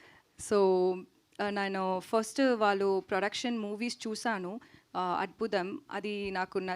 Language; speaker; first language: Telugu; non-native, learner; Tamil